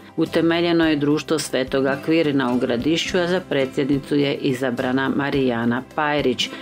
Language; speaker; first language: Croatian; early bilingual, heritage; Croatian